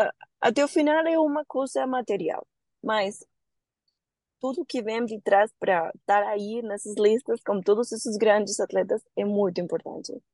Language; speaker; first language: Portuguese; non-native, learner; Spanish